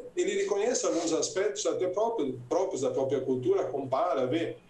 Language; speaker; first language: Portuguese; non-native, fluent; Italian